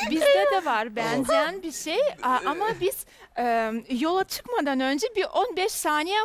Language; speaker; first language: Turkish; non-native, fluent; Russian